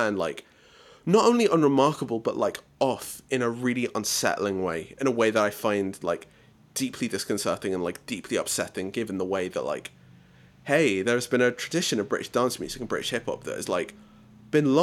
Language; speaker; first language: English; native; English